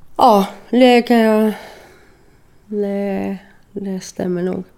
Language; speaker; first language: Swedish; early bilingual, other home language; Spanish